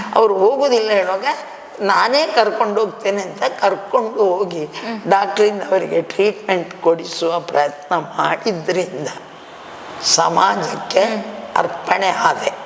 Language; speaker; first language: Kannada; non-native, local second language; Tulu